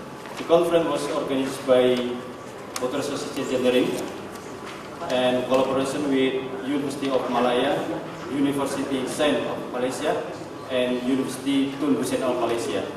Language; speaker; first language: English; non-native, learner; Indonesian